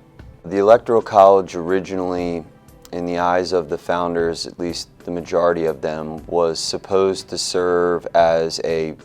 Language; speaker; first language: English; native; English